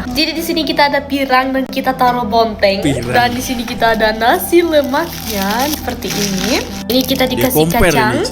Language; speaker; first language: Indonesian; non-native, fluent; German